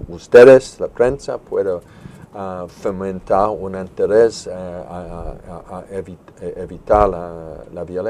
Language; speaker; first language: Spanish; non-native, fluent; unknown